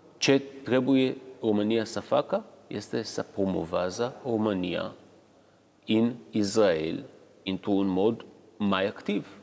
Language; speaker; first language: Romanian; early bilingual, heritage; Hebrew